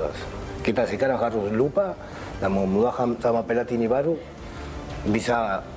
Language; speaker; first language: Indonesian; non-native, fluent; Spanish